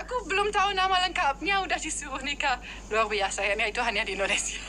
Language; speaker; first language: Indonesian; non-native, fluent; German